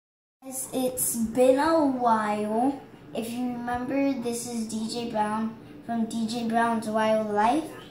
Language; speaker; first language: English; native; English